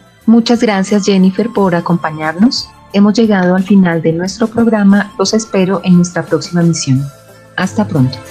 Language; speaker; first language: Spanish; native; Spanish